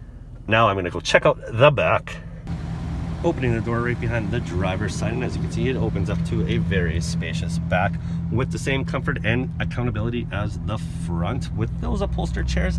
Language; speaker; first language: English; native; English